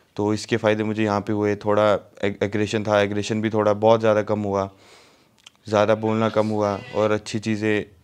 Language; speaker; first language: Hindi; native; Hindi